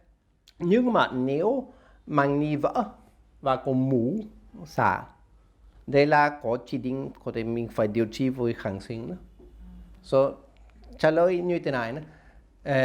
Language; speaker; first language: Vietnamese; non-native, learner; Swedish